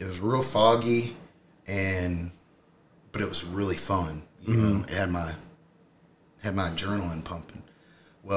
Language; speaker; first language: English; native; English